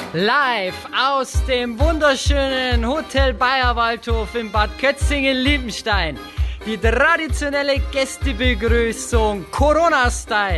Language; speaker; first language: German; native; German